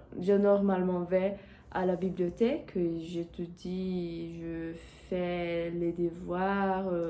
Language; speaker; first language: French; non-native, learner; Portuguese